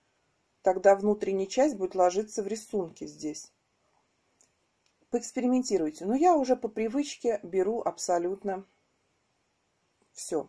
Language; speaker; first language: Russian; native; Russian